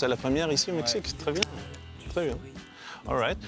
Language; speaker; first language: French; non-native, learner; Spanish